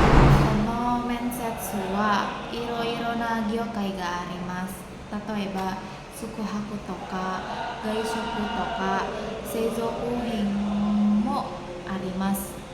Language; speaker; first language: Japanese; non-native, learner; Indonesian